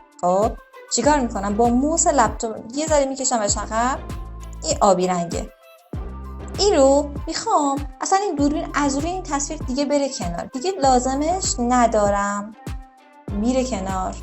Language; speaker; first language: Persian; native; Persian